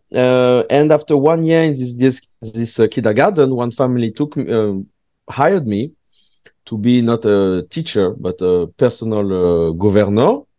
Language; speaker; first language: English; non-native, fluent; French